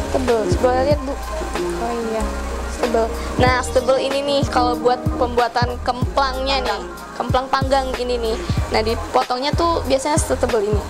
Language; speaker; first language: Indonesian; native; Indonesian